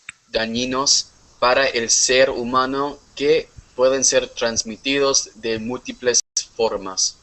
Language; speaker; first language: Spanish; non-native, fluent; English